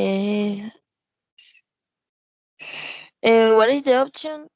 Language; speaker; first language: English; non-native, learner; Spanish